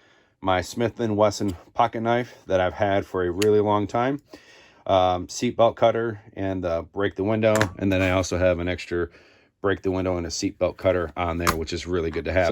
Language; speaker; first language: English; native; English